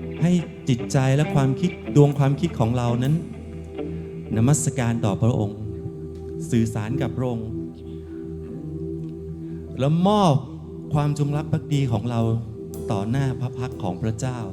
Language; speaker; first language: Thai; native; Thai